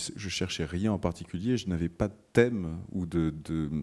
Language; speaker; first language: French; native; French